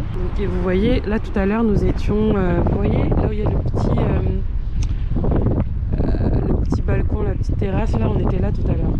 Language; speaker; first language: French; native; French